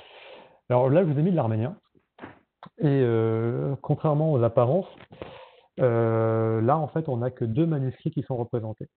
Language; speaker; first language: French; native; French